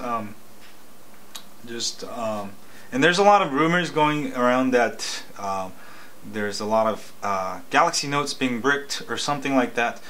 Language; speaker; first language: English; native; English